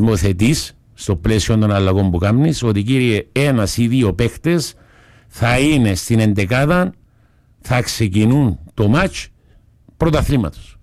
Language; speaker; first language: Greek; native; Greek